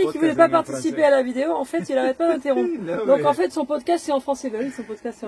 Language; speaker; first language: French; native; French